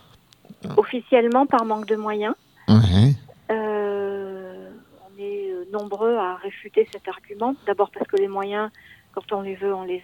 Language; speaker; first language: French; native; French